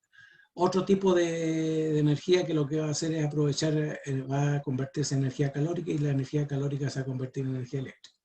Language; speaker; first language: Spanish; native; Spanish